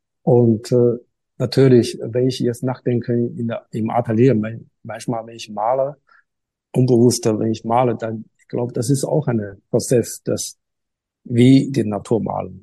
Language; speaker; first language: German; non-native, learner; Chinese